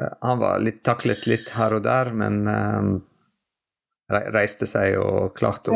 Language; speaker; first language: Norwegian; non-native, fluent; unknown